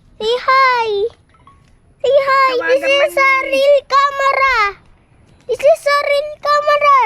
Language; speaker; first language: English; non-native, local second language; Filipino